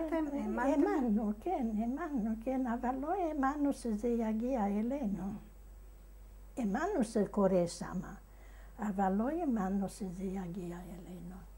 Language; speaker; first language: Hebrew; non-native, fluent; Hungarian